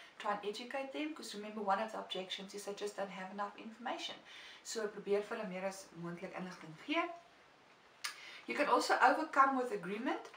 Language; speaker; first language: English; non-native, local second language; Afrikaans